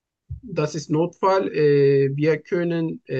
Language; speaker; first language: German; non-native, learner; Turkish